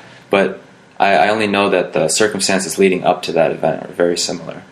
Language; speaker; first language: English; native; English